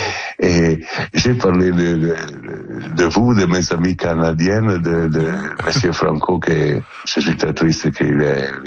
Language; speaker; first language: French; non-native, learner; Italian